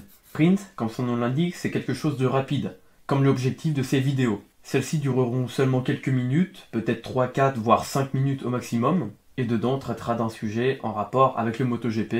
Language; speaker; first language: French; native; French